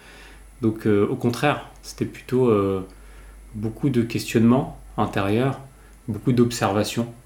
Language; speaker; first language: French; early bilingual, other home language; Kabyle